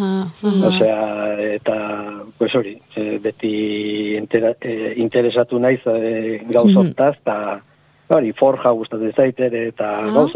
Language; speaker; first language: Basque; non-native, local second language; Spanish